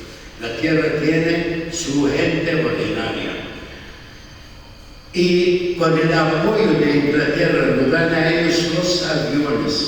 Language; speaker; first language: Spanish; non-native, fluent; Arabic